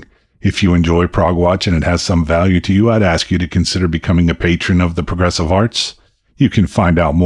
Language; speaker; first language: English; native; English